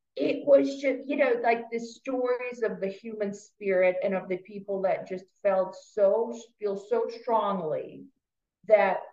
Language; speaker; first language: English; non-native, fluent; Russian